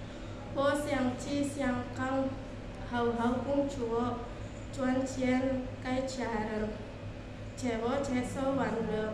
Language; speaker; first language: Chinese; non-native, learner; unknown